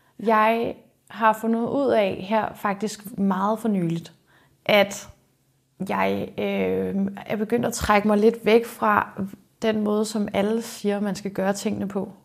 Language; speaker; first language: Danish; native; Danish